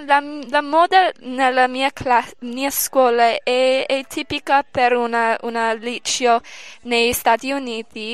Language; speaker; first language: Italian; non-native, learner; English